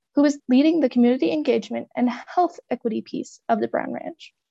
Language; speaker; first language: English; native; English